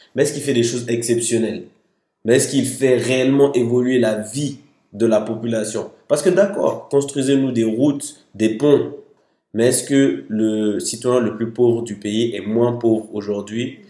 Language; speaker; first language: French; non-native, local second language; Bambara